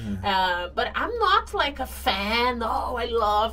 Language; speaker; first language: English; non-native, fluent; Portuguese